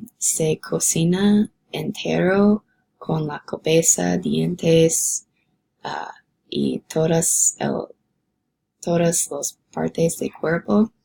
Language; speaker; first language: Spanish; non-native, learner; English